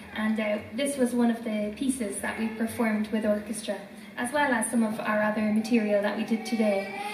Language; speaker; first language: English; native; English